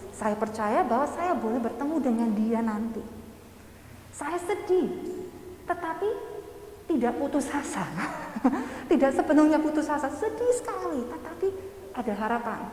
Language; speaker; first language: Indonesian; non-native, fluent; English